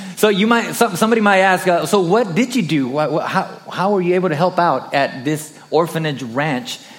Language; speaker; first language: English; early bilingual, other home language; Spanish